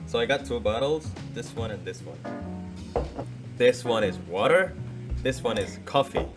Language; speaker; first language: English; non-native, fluent; Indonesian